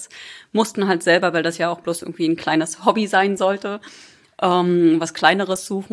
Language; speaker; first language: German; native; German